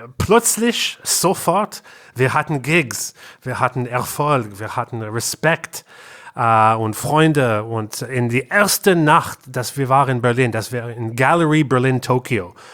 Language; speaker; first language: German; non-native, learner; English